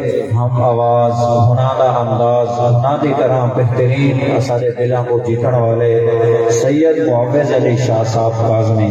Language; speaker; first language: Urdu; non-native, local second language; Saraiki